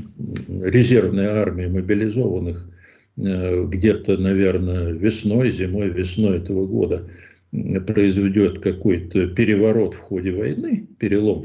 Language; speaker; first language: Russian; native; Russian